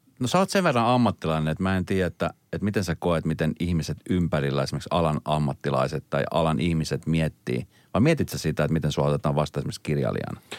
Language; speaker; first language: Finnish; native; Finnish